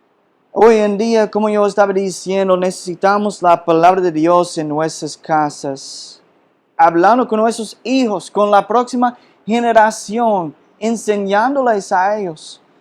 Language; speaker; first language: Spanish; non-native, fluent; English